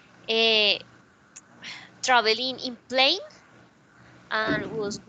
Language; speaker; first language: English; non-native, learner; Spanish